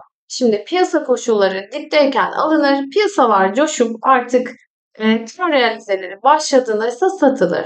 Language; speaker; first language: Turkish; native; Turkish